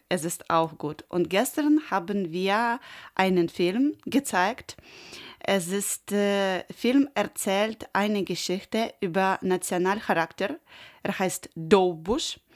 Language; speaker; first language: German; non-native, learner; Ukrainian